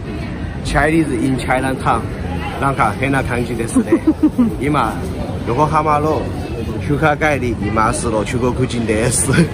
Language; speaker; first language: Japanese; non-native, learner; Chinese